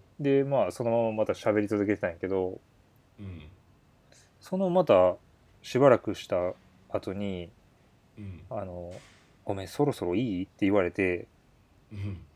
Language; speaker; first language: Japanese; native; Japanese